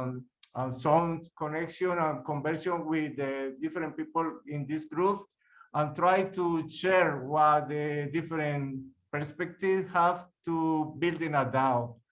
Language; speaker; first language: English; non-native, learner; Spanish